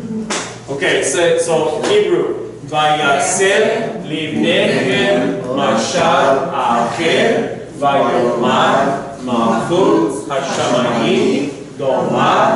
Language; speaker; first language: Hebrew; non-native, learner; English